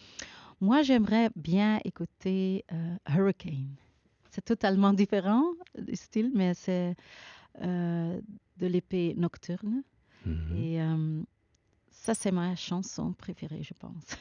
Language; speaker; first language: French; non-native, learner; Dutch